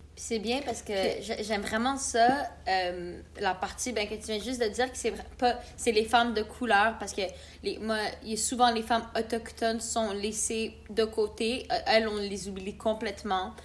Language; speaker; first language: French; native; French